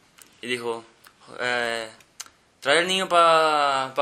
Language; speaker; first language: Spanish; non-native, fluent; Portuguese